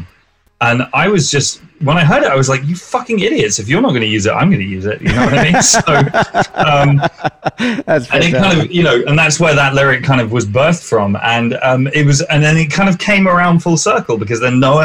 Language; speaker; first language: English; native; English